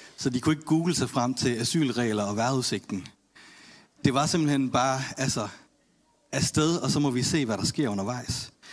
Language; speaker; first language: Danish; early bilingual, other home language; Tamil